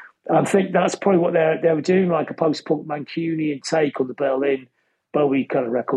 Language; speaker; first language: English; native; English